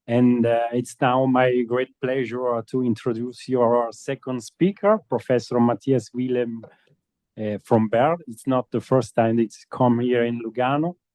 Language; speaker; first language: English; non-native, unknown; Italian